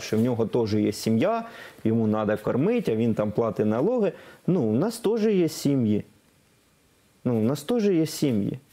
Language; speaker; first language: Ukrainian; non-native, local second language; Russian